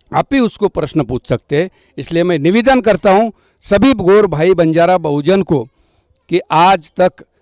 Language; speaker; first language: Hindi; non-native, local second language; Lambadi